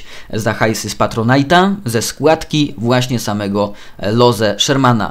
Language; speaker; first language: Polish; native; Polish